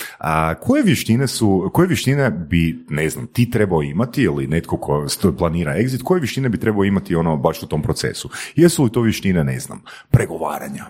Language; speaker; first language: Croatian; native; Croatian